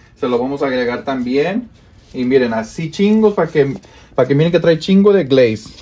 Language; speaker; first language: Spanish; early bilingual, heritage; Spanish